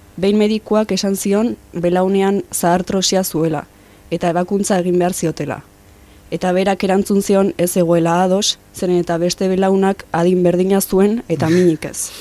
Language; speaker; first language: Basque; non-native, local second language; Spanish